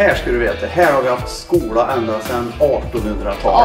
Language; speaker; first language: Swedish; native; Swedish